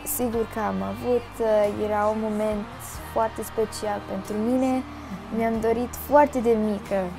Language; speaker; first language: Romanian; early bilingual, heritage; Romanian